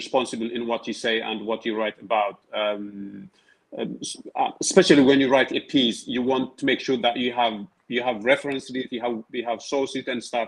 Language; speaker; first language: English; non-native, fluent; Tigrinya